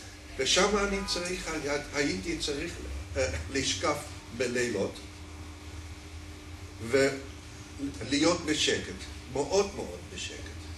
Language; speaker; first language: Hebrew; non-native, fluent; Dutch